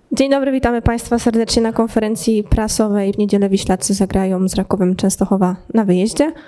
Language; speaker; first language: Polish; native; Polish